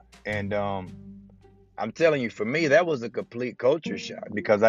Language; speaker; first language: English; native; English